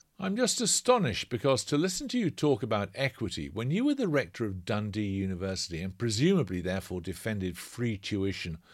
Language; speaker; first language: English; native; English